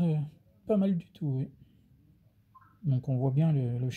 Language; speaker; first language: French; native; French